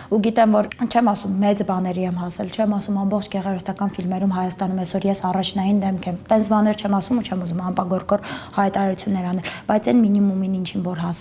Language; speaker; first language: Armenian; native; Armenian